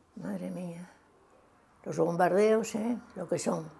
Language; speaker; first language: Spanish; native; Spanish